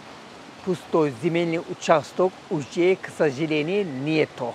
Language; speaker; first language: Russian; non-native, fluent; Turkish